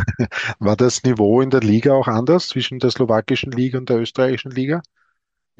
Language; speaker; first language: German; native; German